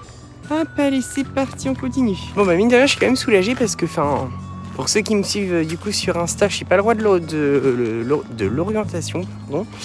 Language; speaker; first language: French; native; French